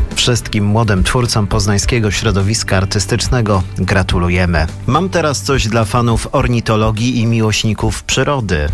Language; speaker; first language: Polish; native; Polish